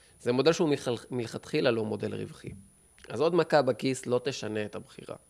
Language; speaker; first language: Hebrew; native; Hebrew